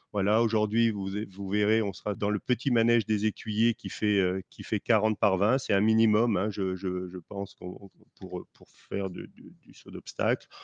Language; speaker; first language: French; native; French